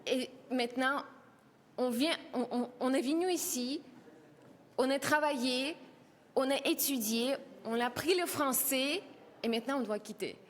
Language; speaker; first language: French; non-native, learner; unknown